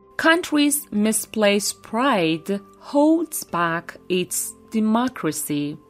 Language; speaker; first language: English; non-native, fluent; Persian